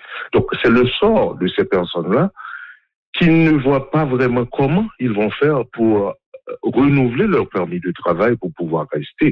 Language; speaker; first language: French; non-native, local second language; Haitian Creole